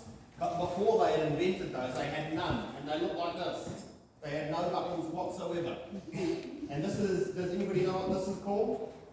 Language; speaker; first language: English; native; English